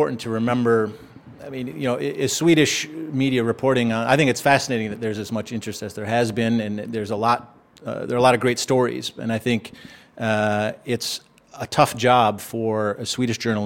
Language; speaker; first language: English; native; English